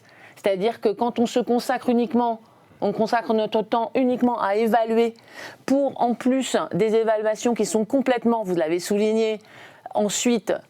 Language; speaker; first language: French; native; French